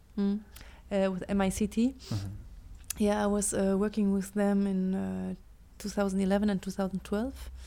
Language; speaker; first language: English; non-native, fluent; German